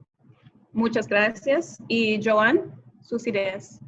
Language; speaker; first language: Spanish; non-native, fluent; English